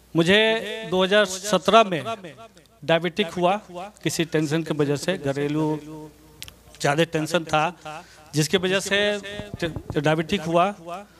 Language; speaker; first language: Hindi; native; Hindi